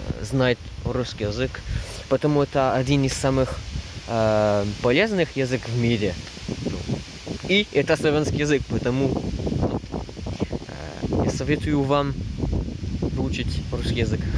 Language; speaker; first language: Russian; non-native, fluent; French